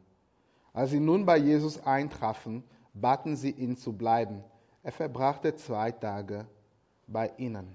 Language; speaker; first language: German; non-native, fluent; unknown